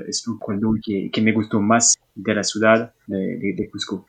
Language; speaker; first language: Spanish; non-native, learner; French